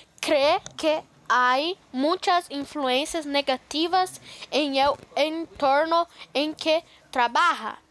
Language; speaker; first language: Portuguese; non-native, learner; Spanish